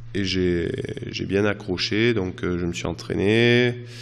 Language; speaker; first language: French; native; French